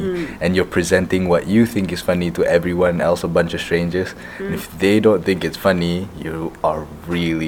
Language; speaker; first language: English; non-native, local second language; Malay